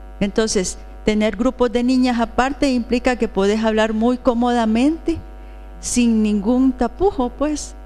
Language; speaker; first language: Spanish; native; Spanish